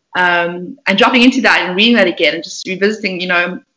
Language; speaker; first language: English; native; English